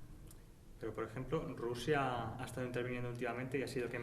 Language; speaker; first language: Spanish; native; Spanish